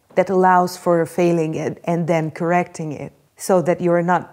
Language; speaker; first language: English; non-native, fluent; Hungarian